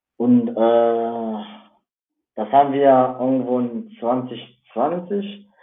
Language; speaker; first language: German; non-native, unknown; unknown